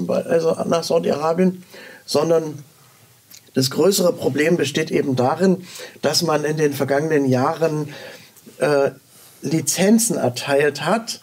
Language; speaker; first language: German; native; German